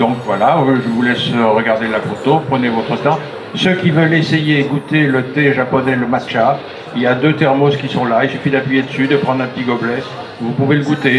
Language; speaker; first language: French; native; French